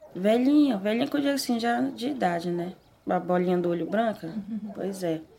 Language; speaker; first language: Portuguese; native; Portuguese